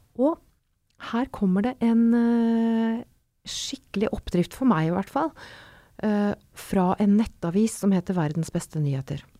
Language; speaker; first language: Norwegian; native; Norwegian